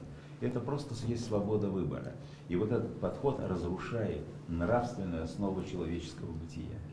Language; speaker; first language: Russian; native; Russian